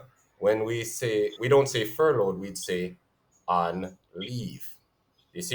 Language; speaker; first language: English; native; English